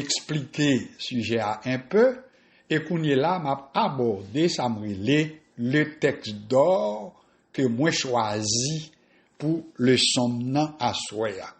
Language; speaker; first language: French; non-native, local second language; Haitian Creole